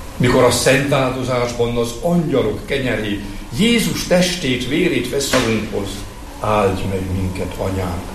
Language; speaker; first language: Hungarian; native; Hungarian